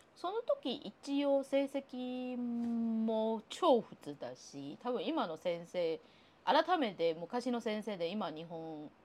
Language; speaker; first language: Japanese; non-native, fluent; Chinese